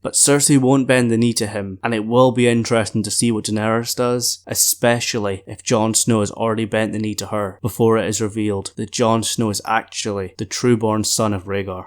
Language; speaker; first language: English; native; English